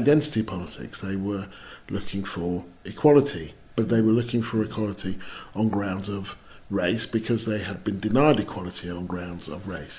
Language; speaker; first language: English; native; English